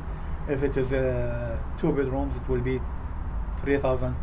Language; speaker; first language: English; non-native, fluent; Arabic